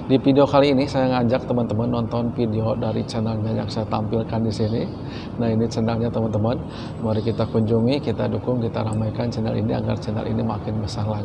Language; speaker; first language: Indonesian; native; Indonesian